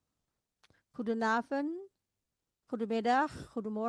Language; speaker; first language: Dutch; non-native, fluent; Indonesian